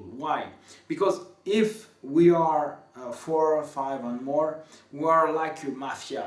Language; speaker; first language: English; non-native, fluent; French